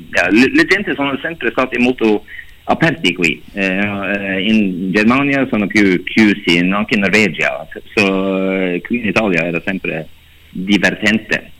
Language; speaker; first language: Italian; non-native, learner; Norwegian